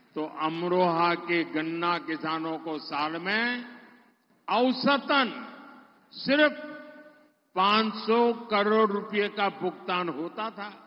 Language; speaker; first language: Hindi; non-native, local second language; Gujarati